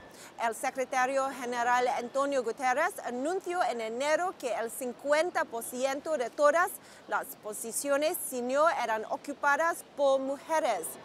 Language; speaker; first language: Spanish; non-native, learner; English